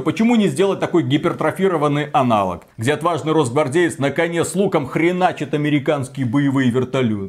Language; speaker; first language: Russian; native; Russian